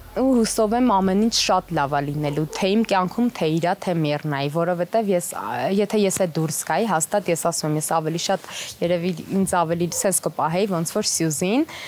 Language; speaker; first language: Armenian; native; Armenian